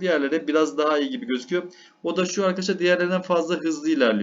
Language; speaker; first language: Turkish; native; Turkish